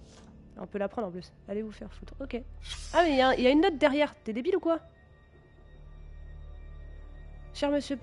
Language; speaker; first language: French; native; French